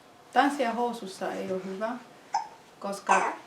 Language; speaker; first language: Finnish; non-native, fluent; Swahili